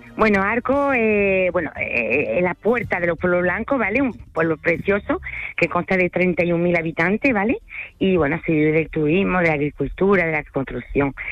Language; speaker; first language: Spanish; non-native, fluent; French